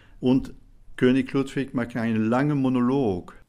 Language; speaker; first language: German; non-native, fluent; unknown